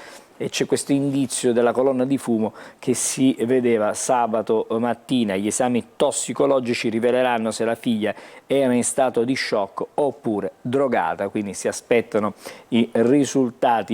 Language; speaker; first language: Italian; native; Italian